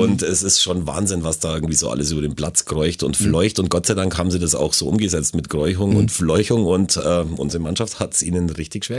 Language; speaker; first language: German; native; German